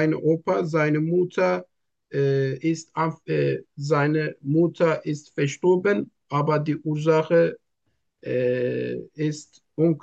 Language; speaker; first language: German; non-native, learner; Turkish